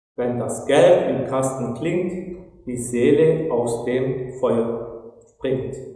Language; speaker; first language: German; non-native, fluent; Turkish